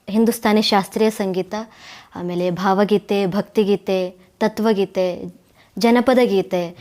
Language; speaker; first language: Kannada; native; Kannada